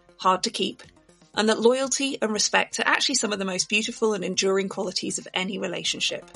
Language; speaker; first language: English; native; English